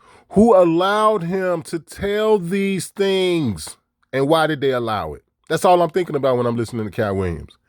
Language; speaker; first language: English; native; English